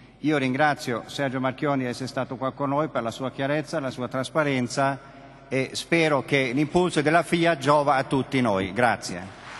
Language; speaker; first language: Italian; non-native, fluent; German